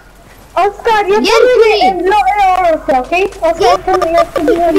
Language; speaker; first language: Swedish; early bilingual, other home language; Turkish